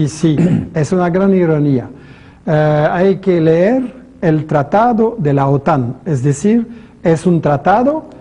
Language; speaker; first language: Spanish; non-native, fluent; French